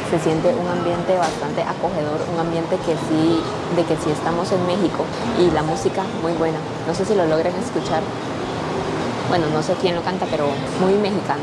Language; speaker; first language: Spanish; native; Spanish